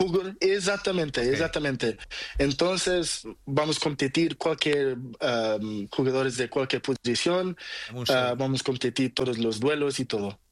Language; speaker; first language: Spanish; non-native, learner; Portuguese